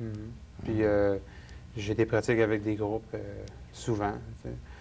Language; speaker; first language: French; native; French